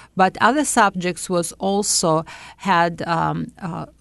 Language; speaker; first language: English; non-native, fluent; Latvian